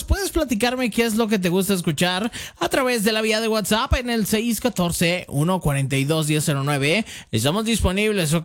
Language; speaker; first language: Spanish; native; Spanish